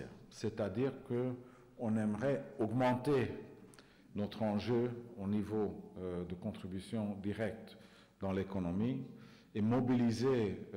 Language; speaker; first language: French; non-native, fluent; Hungarian